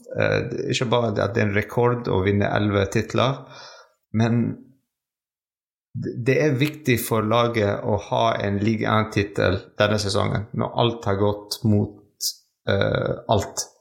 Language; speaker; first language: Norwegian; non-native, fluent; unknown